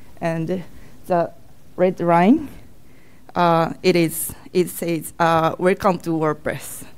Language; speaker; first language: English; non-native, learner; Japanese